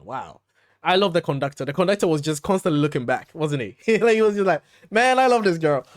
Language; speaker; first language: English; native; English